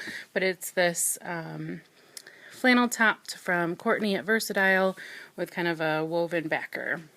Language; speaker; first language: English; native; English